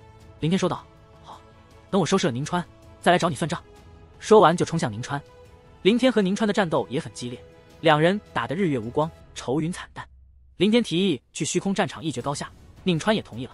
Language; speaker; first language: Chinese; native; Chinese